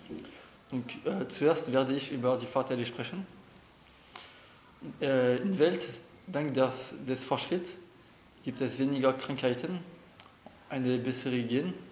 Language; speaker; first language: German; non-native, learner; French